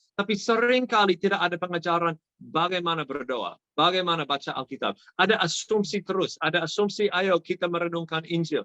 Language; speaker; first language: Indonesian; non-native, fluent; English